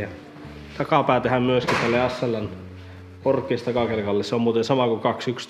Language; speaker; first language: Finnish; native; Finnish